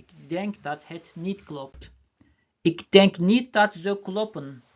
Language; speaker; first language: Dutch; non-native, learner; Turkish